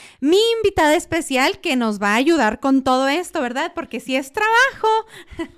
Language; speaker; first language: Spanish; native; Spanish